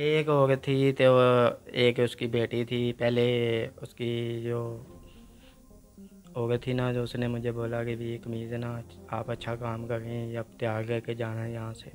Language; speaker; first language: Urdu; non-native, local second language; Punjabi